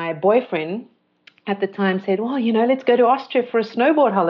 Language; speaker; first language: English; native; English